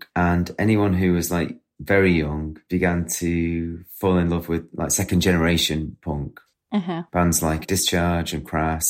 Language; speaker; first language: English; native; English